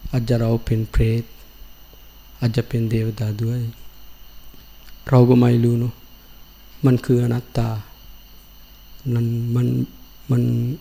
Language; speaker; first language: Thai; non-native, learner; Sinhala